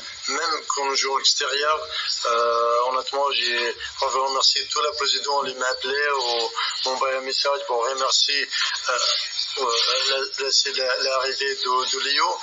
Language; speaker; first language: French; non-native, learner; Arabic